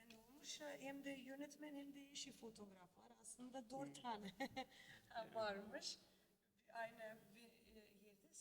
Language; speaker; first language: Turkish; non-native, learner; Macedonian